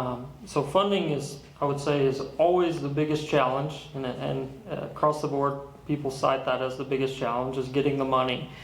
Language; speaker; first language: English; native; English